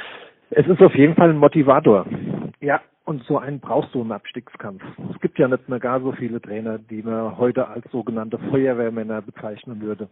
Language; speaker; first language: German; native; German